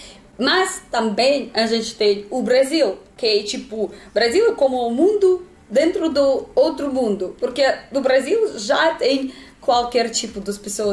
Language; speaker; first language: Portuguese; non-native, learner; Russian